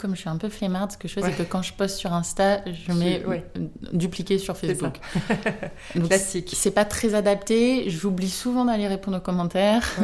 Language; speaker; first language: French; native; French